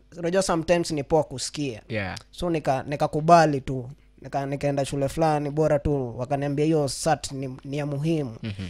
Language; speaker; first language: Swahili; native; Swahili